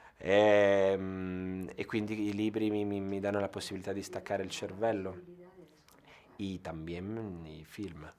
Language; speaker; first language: Italian; native; Italian